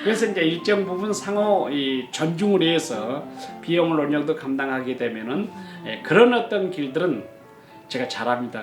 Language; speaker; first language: Korean; native; Korean